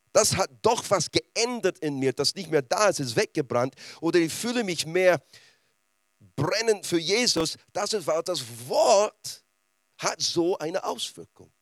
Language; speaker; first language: German; non-native, fluent; English